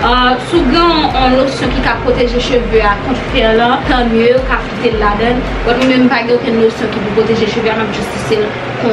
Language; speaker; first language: French; non-native, local second language; Haitian Creole